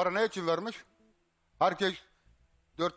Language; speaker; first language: Turkish; native; Turkish